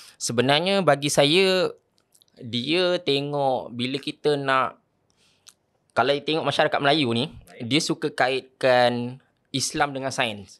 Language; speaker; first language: Malay; native; Malay